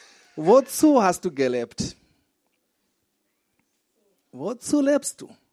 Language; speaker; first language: German; non-native, fluent; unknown